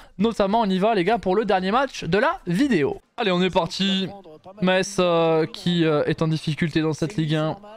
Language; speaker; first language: French; native; French